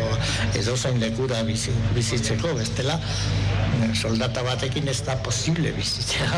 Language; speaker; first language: Basque; non-native, local second language; Spanish